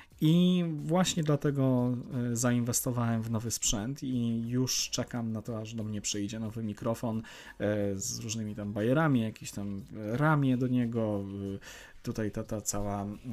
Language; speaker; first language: Polish; native; Polish